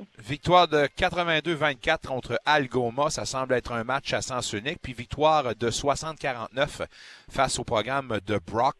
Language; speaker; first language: French; native; French